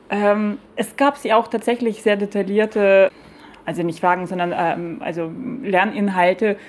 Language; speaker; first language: German; non-native, fluent; Lithuanian